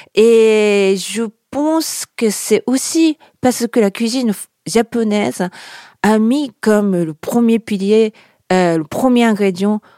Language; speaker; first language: French; non-native, fluent; Japanese